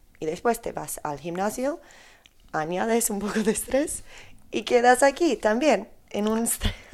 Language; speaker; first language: Spanish; non-native, learner; Polish